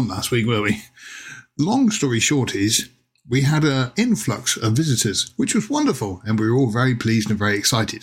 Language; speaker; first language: English; native; English